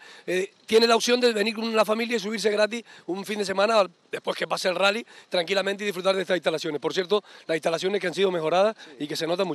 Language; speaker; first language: Spanish; native; Spanish